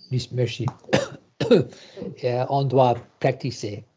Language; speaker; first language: French; non-native, learner; English